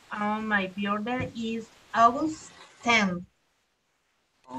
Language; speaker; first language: English; non-native, learner; Spanish